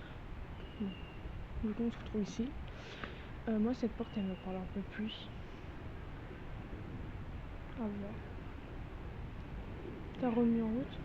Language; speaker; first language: French; native; French